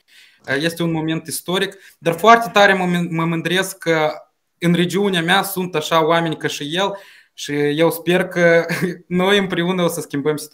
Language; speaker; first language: Romanian; non-native, local second language; Russian